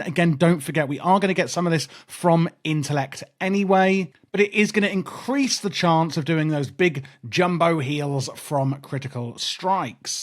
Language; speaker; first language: English; native; English